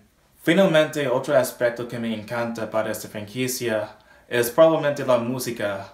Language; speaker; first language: Spanish; non-native, learner; English